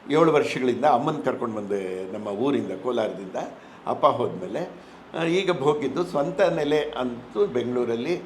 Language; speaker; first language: Kannada; non-native, local second language; Telugu